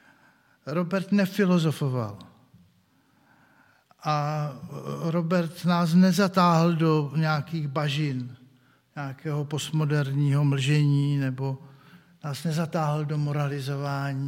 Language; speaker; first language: Czech; native; Czech